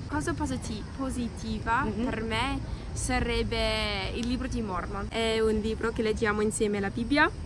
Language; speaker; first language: Italian; non-native, learner; English